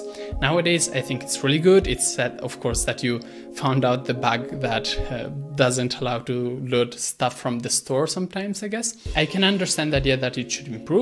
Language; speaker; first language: English; non-native, fluent; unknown